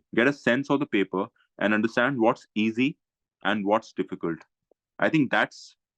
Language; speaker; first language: English; non-native, local second language; Hindi